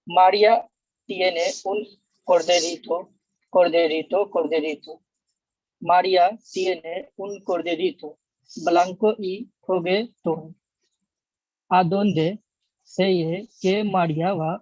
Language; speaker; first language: Spanish; non-native, learner; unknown